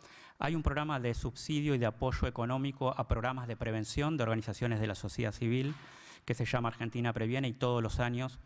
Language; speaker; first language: Spanish; native; Spanish